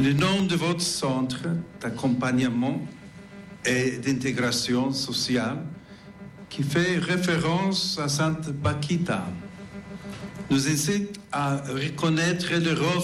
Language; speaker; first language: French; non-native, fluent; English